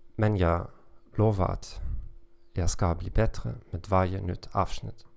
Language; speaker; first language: Swedish; non-native, learner; German